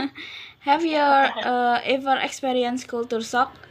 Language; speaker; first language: English; non-native, learner; Indonesian